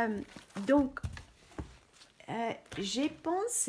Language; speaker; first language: French; non-native, fluent; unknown